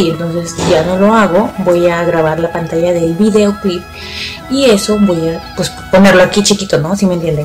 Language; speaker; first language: Spanish; native; Spanish